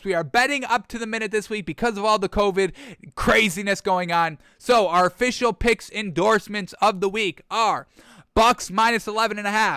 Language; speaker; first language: English; native; English